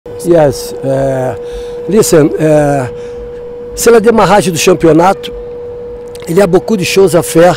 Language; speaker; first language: French; non-native, fluent; Portuguese